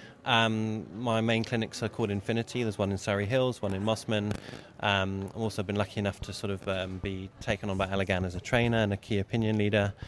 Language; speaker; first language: English; native; English